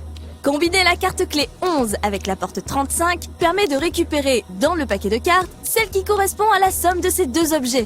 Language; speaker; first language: French; native; French